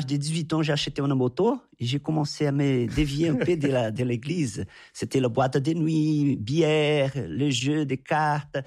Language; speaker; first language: French; non-native, fluent; Portuguese